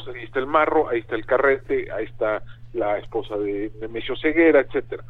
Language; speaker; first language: Spanish; native; Spanish